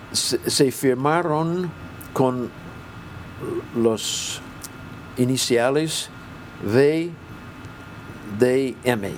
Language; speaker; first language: Spanish; non-native, fluent; English